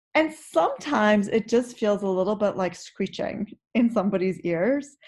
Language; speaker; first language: English; native; English